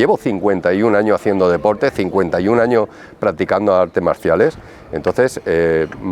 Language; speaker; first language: Spanish; native; Spanish